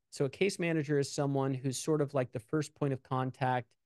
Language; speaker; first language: English; native; English